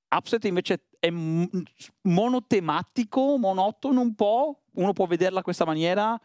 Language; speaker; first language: Italian; native; Italian